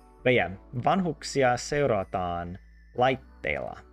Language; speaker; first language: Finnish; non-native, learner; English